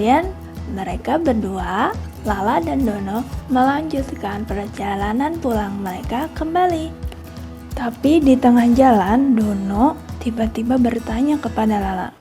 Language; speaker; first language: Indonesian; native; Indonesian